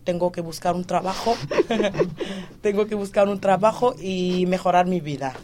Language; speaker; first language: Spanish; non-native, fluent; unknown